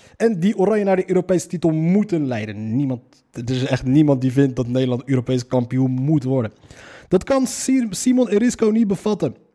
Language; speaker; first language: Dutch; native; Dutch